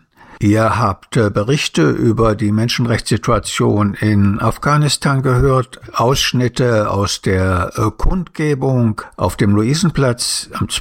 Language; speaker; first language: German; native; German